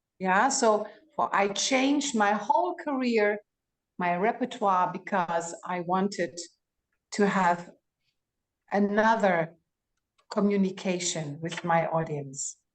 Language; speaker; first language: English; non-native, fluent; Greek